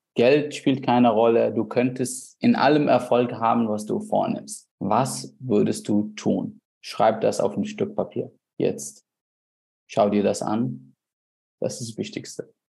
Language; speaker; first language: German; non-native, fluent; Arabic